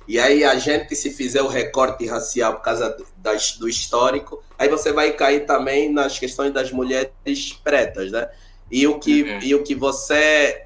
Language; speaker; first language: Portuguese; early bilingual, other home language; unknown